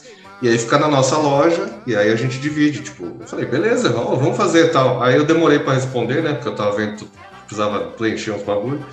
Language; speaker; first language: Portuguese; native; Portuguese